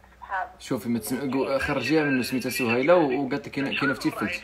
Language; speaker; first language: Arabic; native; Arabic